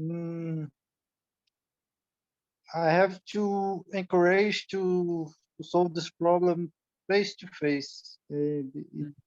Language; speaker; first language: English; non-native, learner; Portuguese